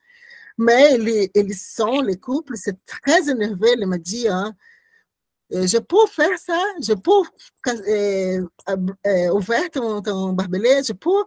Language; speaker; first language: French; non-native, learner; Portuguese